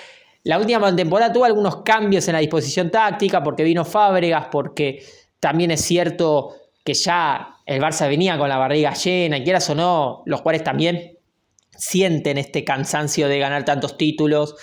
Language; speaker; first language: Spanish; native; Spanish